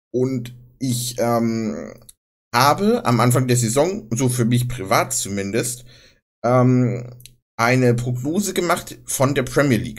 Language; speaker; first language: German; native; German